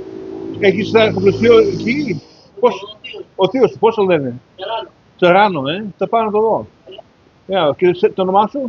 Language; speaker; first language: Greek; early bilingual, heritage; Greek